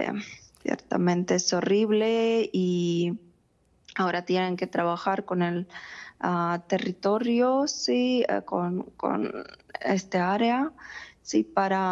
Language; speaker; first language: Spanish; non-native, fluent; Ukrainian